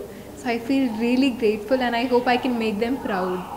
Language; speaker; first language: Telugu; non-native, fluent; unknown